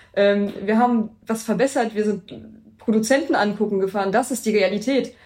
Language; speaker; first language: German; native; German